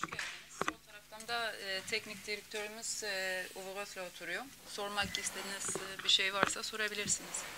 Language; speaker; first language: Turkish; early bilingual, other home language; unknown